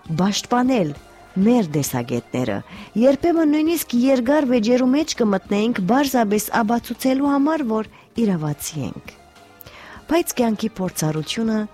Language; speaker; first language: Armenian; early bilingual, heritage; Armenian